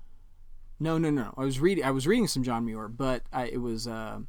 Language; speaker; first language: English; native; English